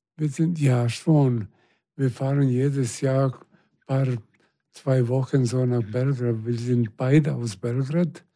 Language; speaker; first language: German; non-native, fluent; Serbian